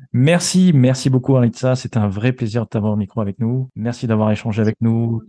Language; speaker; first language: French; native; French